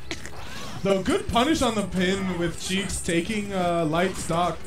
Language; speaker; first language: English; native; English